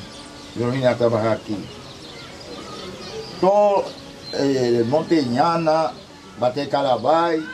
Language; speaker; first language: Spanish; non-native, learner; Haitian Creole